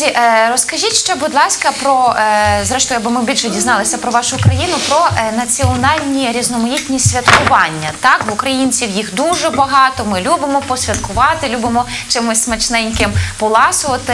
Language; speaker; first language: Ukrainian; native; Ukrainian